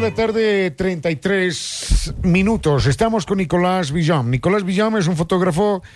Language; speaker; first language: Spanish; native; Spanish